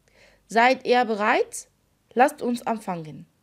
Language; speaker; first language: German; non-native, fluent; Arabic